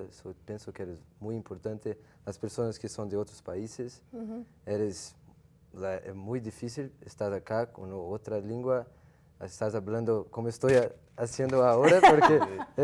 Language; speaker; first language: Spanish; non-native, learner; Portuguese